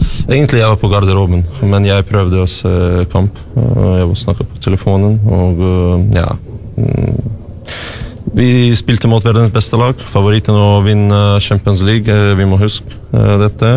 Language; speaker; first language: Norwegian; non-native, learner; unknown